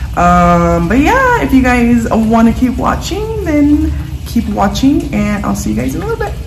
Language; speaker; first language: English; early bilingual, other home language; Spanish